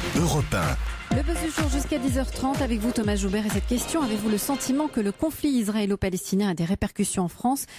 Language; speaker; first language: French; native; French